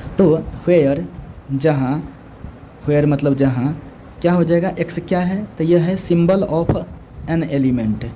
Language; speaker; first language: Hindi; native; Hindi